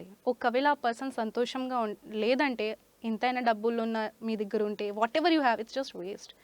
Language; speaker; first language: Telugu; non-native, learner; Hindi